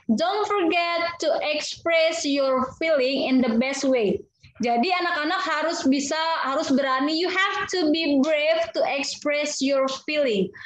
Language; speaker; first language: English; non-native, fluent; Indonesian